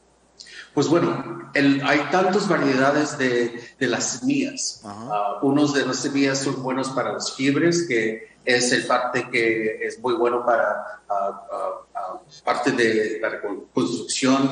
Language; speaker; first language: Spanish; non-native, fluent; English